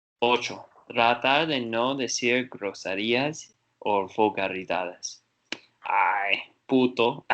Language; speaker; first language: Spanish; non-native, learner; Portuguese